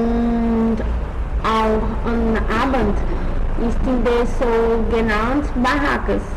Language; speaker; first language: German; non-native, learner; Portuguese